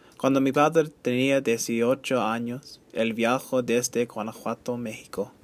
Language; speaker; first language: Spanish; early bilingual, heritage; Spanish